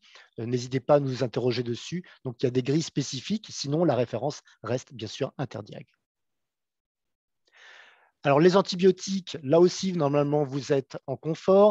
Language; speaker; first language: French; native; French